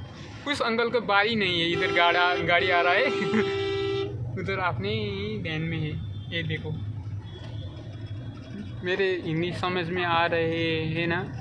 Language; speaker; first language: Hindi; non-native, learner; Nepali